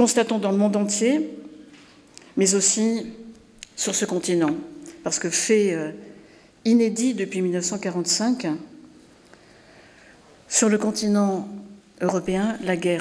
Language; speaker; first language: French; native; French